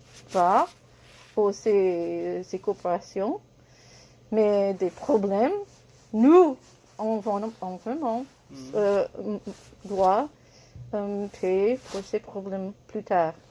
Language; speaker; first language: French; non-native, learner; English